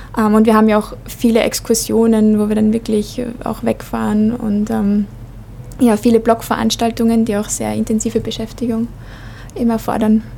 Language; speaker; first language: German; native; German